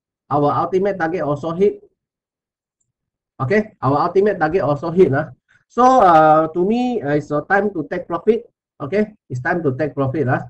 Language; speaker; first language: English; non-native, local second language; Chinese